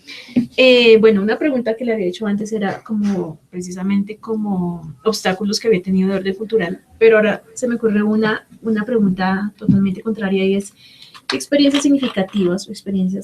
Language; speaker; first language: Spanish; native; Spanish